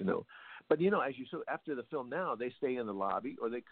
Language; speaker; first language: English; native; English